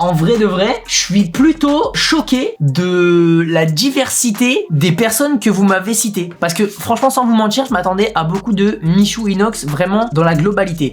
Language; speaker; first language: French; native; French